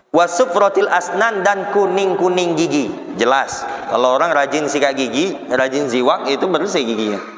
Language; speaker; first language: Malay; non-native, local second language; Banjar